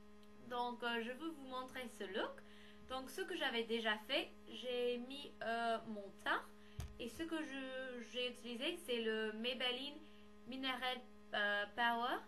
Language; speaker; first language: French; non-native, learner; English